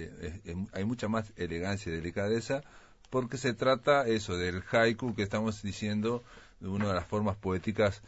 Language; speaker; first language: Spanish; native; Spanish